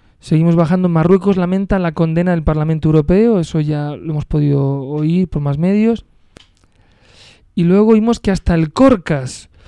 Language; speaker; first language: Spanish; native; Spanish